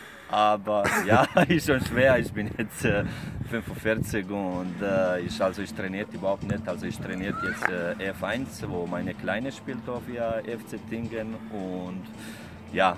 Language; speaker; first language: German; non-native, fluent; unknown